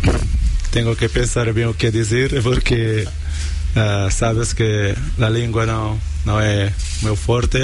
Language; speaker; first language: Spanish; non-native, fluent; Portuguese